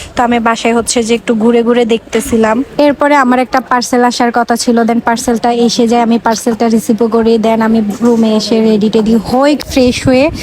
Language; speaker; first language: Bangla; native; Bangla